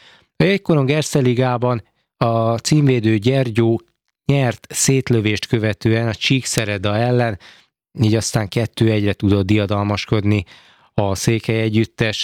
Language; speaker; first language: Hungarian; native; Hungarian